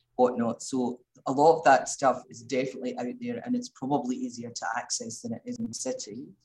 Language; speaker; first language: English; native; English